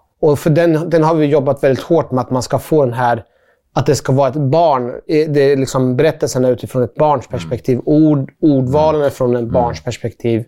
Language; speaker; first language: Swedish; early bilingual, other home language; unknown